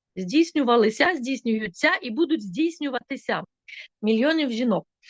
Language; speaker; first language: Ukrainian; non-native, local second language; Russian